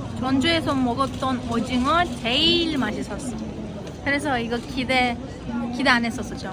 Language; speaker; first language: Korean; non-native, fluent; Turkish